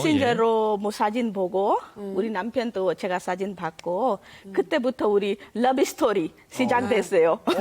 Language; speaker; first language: Korean; non-native, learner; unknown